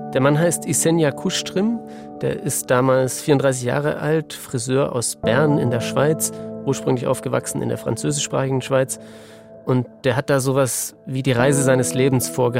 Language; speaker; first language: German; native; German